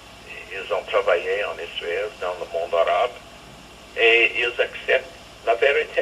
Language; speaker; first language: French; non-native, learner; English